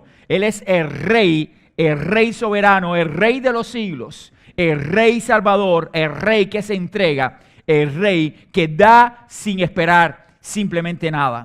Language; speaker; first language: Spanish; native; Spanish